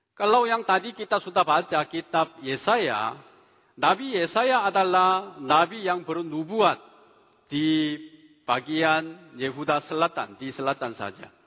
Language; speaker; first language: Indonesian; non-native, fluent; Korean